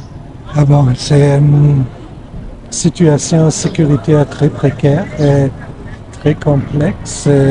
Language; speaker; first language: French; non-native, fluent; German